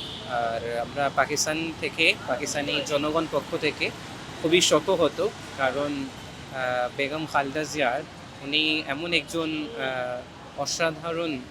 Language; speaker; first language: Bangla; non-native, fluent; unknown